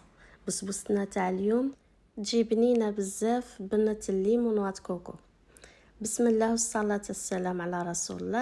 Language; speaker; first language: Arabic; native; Arabic